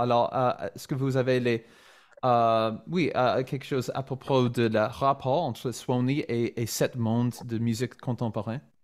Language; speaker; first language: French; non-native, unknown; English